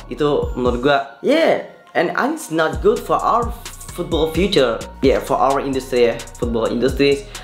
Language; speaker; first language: English; non-native, learner; Indonesian